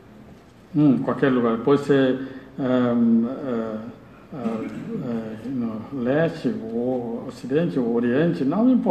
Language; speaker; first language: Portuguese; non-native, learner; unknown